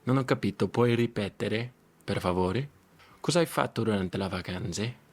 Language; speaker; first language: Italian; non-native, learner; English